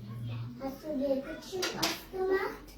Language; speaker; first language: German; early bilingual, other home language; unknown